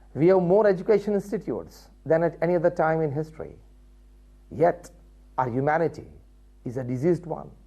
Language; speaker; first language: English; non-native, local second language; Gujarati